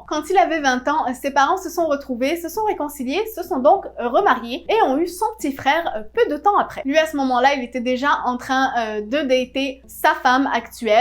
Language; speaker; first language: French; native; French